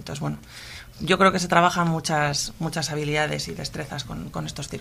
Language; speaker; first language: Spanish; native; Spanish